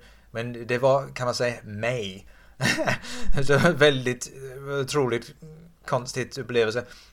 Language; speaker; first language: Swedish; non-native, fluent; English